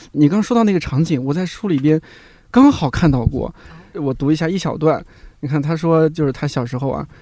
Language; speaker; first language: Chinese; native; Chinese